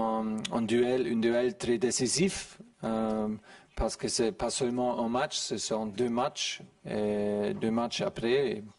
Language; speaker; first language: French; non-native, learner; German